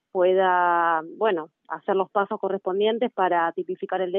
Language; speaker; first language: Spanish; native; Spanish